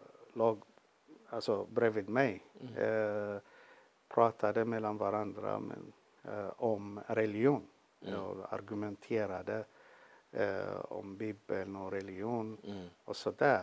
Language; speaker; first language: Swedish; non-native, fluent; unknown